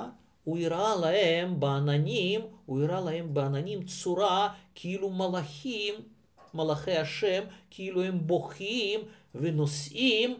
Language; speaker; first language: Hebrew; non-native, fluent; Russian